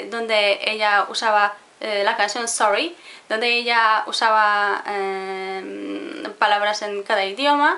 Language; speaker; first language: Spanish; non-native, fluent; Polish